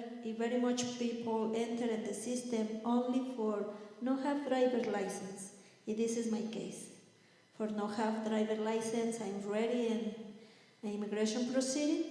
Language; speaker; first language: English; non-native, learner; Spanish